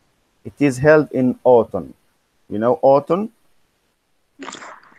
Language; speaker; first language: English; non-native, fluent; Arabic